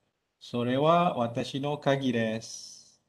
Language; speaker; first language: Japanese; non-native, fluent; Malay